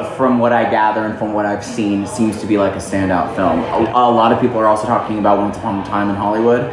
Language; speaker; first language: English; native; English